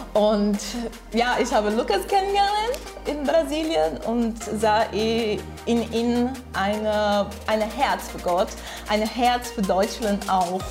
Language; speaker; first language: German; non-native, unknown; Portuguese